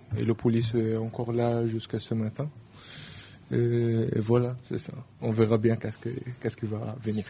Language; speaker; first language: French; non-native, learner; Arabic